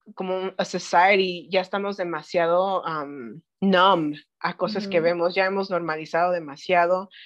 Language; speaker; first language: Spanish; early bilingual, heritage; Spanish